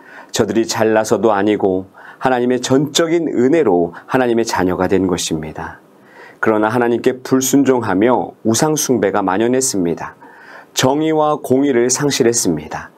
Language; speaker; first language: Korean; native; Korean